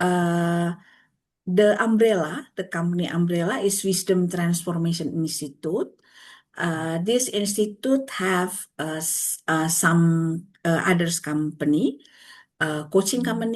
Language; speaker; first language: English; non-native, learner; Indonesian